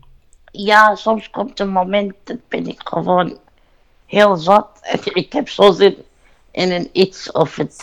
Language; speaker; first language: Dutch; non-native, learner; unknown